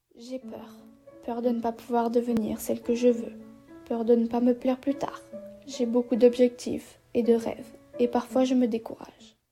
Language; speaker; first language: French; native; French